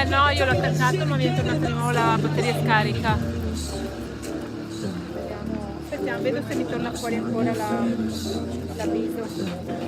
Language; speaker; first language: Italian; native; Italian